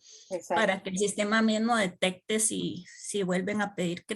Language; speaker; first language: Spanish; native; Spanish